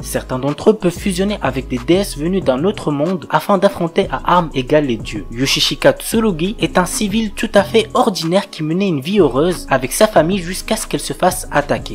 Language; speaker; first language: French; native; French